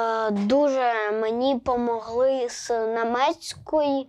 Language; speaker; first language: Ukrainian; non-native, local second language; Russian